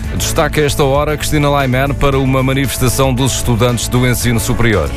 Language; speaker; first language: Portuguese; native; Portuguese